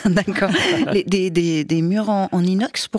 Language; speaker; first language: French; native; French